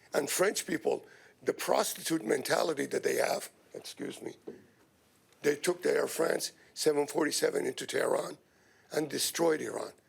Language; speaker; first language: English; non-native, fluent; Persian